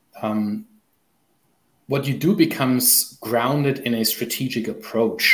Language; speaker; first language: English; non-native, fluent; German